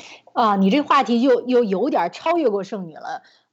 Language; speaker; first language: Chinese; native; Chinese